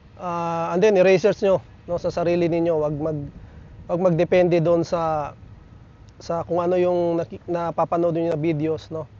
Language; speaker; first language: Filipino; native; Filipino